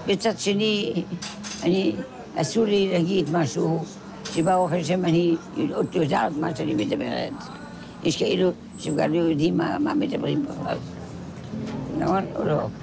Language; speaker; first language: Hebrew; non-native, fluent; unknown